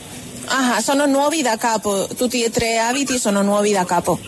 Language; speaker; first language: Italian; non-native, learner; Spanish